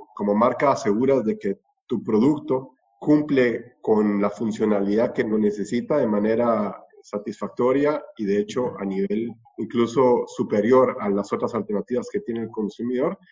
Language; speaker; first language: Spanish; native; Spanish